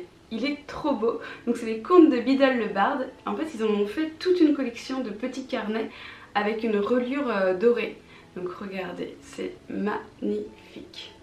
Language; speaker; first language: French; native; French